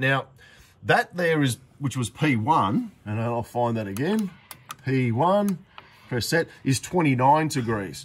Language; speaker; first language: English; native; English